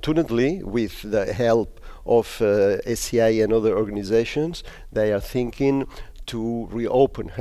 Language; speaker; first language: English; non-native, learner; Spanish